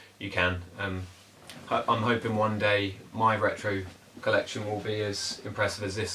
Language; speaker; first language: English; native; English